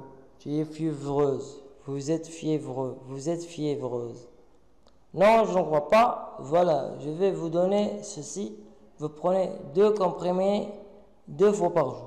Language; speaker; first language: French; non-native, local second language; Arabic